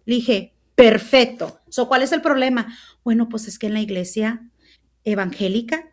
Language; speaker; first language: Spanish; early bilingual, heritage; Spanish